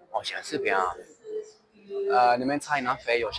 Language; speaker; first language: Chinese; non-native, learner; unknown